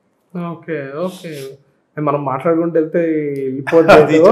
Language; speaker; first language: Telugu; native; Telugu